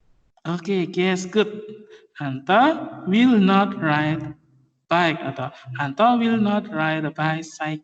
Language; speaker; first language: English; non-native, fluent; Indonesian